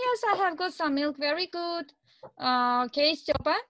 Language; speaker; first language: English; non-native, fluent; Russian